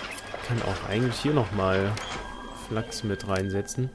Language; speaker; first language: German; native; German